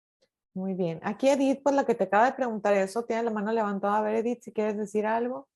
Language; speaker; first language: Spanish; native; Spanish